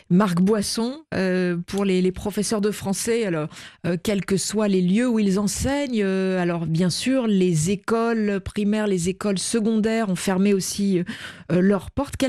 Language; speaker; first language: French; native; French